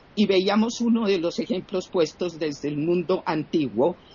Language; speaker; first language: Spanish; native; Spanish